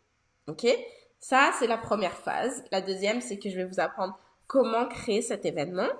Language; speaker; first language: French; native; French